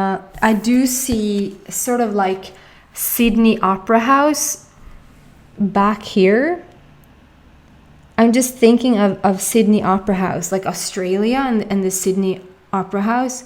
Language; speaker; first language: English; non-native, fluent; Swedish